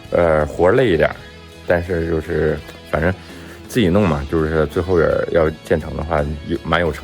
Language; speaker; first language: Chinese; native; Chinese